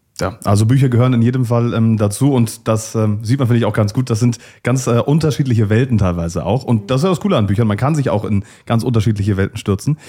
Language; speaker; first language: German; native; German